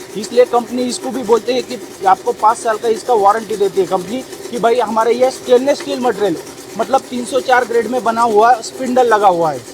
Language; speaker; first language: Hindi; non-native, local second language; Marathi